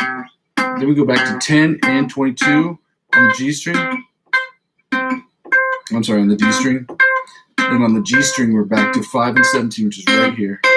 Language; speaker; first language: English; native; English